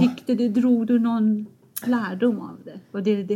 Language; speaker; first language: Swedish; non-native, fluent; Persian